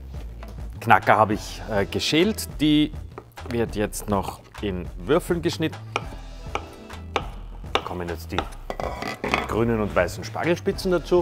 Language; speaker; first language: German; native; German